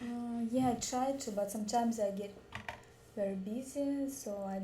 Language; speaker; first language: English; non-native, learner; Russian